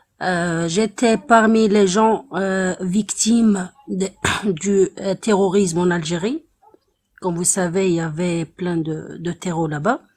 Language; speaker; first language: French; non-native, local second language; Arabic